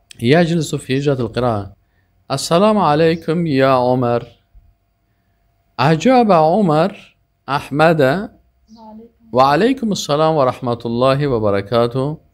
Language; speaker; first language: Arabic; non-native, fluent; Persian